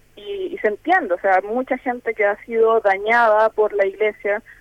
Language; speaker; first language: Spanish; native; Spanish